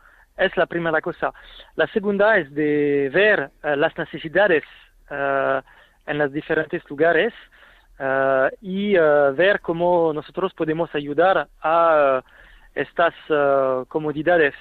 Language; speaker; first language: Spanish; non-native, fluent; French